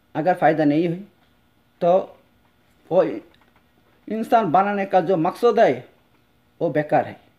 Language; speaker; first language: Hindi; non-native, local second language; Bangla